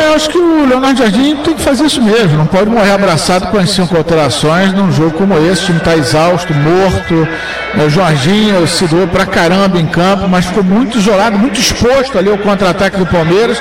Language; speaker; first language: Portuguese; native; Portuguese